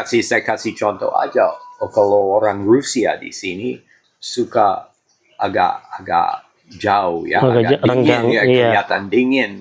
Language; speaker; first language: Indonesian; non-native, fluent; English